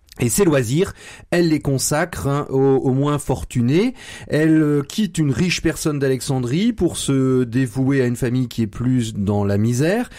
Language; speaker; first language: French; native; French